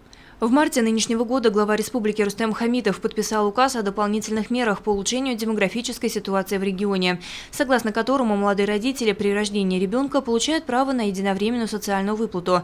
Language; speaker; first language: Russian; native; Russian